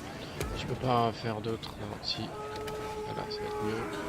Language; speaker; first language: French; native; French